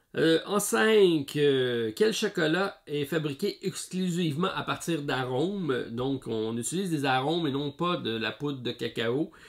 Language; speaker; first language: French; native; French